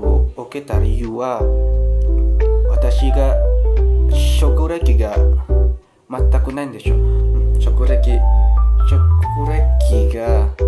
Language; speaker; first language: Japanese; non-native, learner; Indonesian